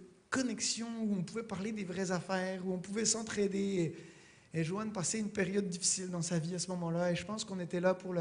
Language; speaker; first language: French; native; French